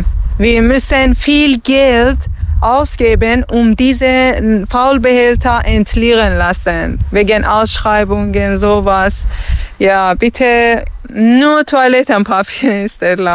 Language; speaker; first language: German; non-native, learner; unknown